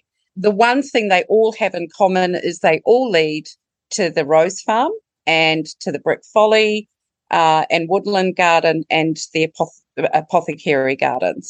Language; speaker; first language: English; native; English